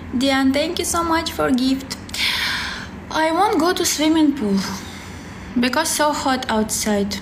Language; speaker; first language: English; non-native, learner; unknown